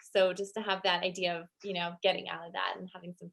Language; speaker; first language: English; native; English